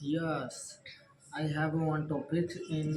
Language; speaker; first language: English; non-native, learner; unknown